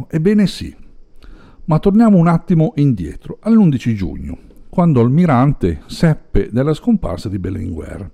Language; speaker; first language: Italian; native; Italian